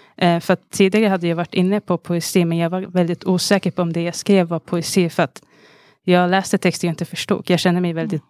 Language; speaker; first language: Swedish; early bilingual, other home language; Arabic